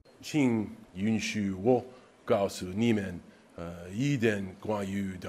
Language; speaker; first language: Chinese; non-native, learner; English